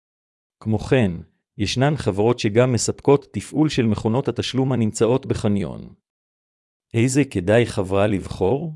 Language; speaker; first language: Hebrew; native; Hebrew